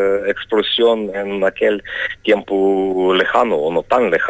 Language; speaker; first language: Spanish; non-native, fluent; Ukrainian